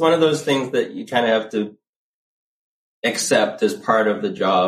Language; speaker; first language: English; native; English